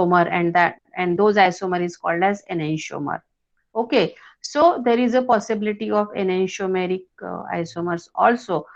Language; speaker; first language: English; non-native, local second language; Hindi